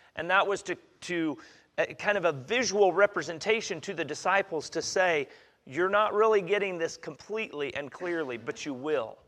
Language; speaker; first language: English; native; English